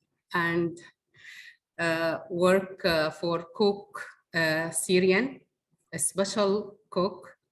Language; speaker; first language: English; non-native, learner; Arabic